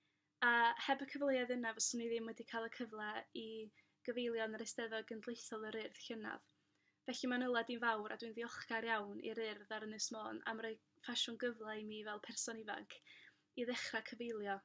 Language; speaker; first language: Welsh; native; Welsh